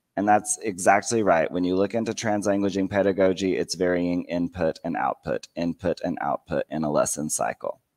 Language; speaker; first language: English; native; English